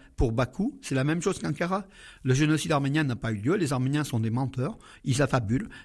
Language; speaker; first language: French; non-native, fluent; Armenian